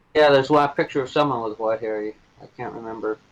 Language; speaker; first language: English; native; English